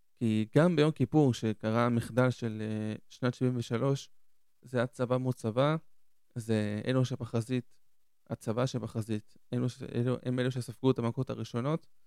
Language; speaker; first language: Hebrew; early bilingual, other home language; Spanish